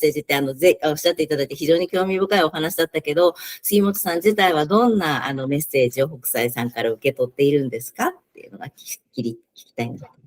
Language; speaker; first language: Japanese; native; Japanese